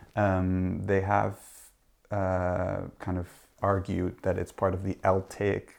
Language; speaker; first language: English; non-native, fluent; Dutch